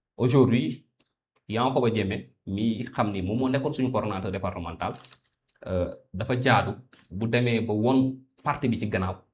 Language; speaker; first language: Wolof; non-native, local second language; Jola-Fonyi